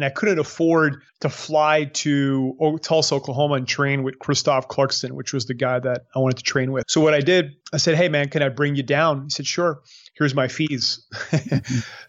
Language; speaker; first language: English; native; English